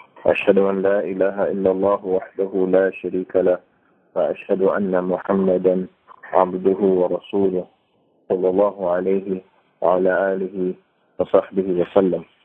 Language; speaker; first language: Arabic; non-native, fluent; English